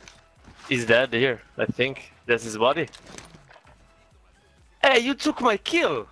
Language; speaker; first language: English; non-native, fluent; Hebrew